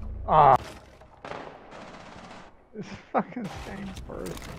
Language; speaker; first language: English; native; English